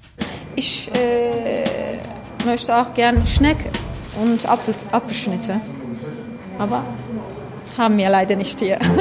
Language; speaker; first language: German; non-native, learner; Turkish